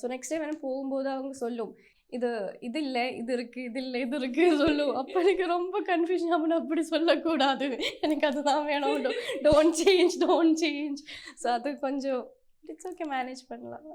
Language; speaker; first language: Tamil; non-native, learner; Malayalam